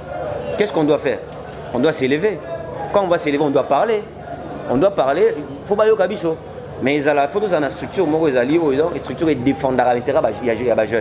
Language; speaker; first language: French; non-native, local second language; Lingala